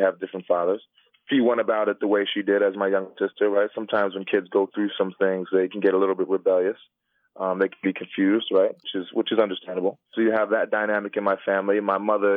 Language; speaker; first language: English; native; English